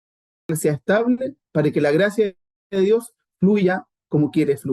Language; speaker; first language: Spanish; native; Spanish